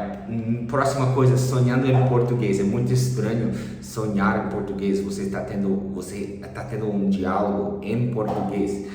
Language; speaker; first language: Portuguese; early bilingual, other home language; English